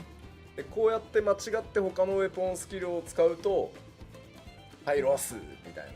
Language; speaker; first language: Japanese; native; Japanese